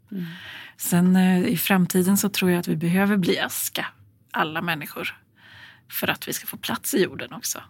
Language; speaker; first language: Swedish; native; Swedish